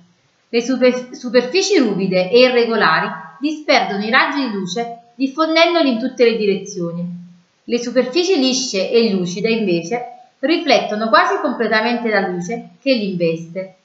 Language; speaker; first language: Italian; native; Italian